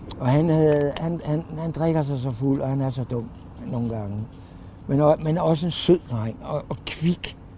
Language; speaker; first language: Danish; native; Danish